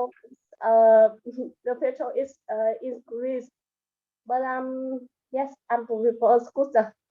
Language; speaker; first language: English; non-native, learner; Vietnamese